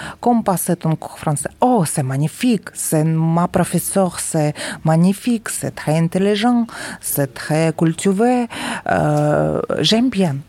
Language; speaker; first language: French; non-native, learner; Ukrainian